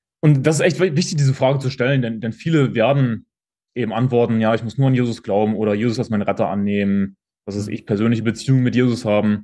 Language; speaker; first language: German; native; German